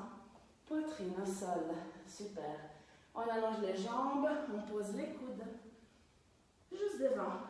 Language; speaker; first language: French; non-native, fluent; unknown